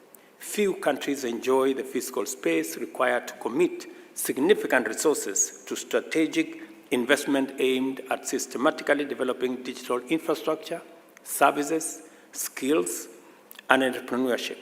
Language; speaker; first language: English; non-native, local second language; Swahili